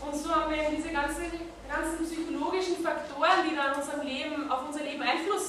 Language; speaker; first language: German; native; German